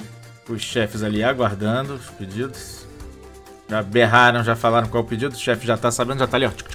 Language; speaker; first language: Portuguese; native; Portuguese